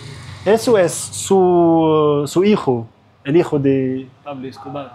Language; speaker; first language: Spanish; non-native, learner; Arabic